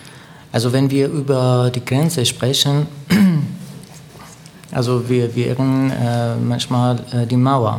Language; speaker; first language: German; non-native, learner; Persian